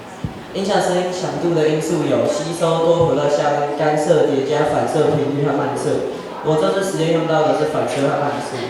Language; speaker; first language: Chinese; native; Chinese